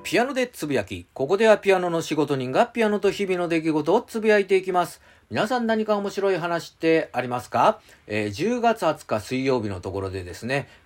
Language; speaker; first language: Japanese; native; Japanese